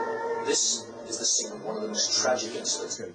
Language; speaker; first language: English; native; English